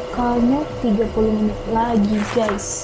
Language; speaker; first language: Indonesian; native; Indonesian